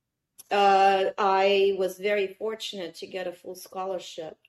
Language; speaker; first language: English; non-native, fluent; Russian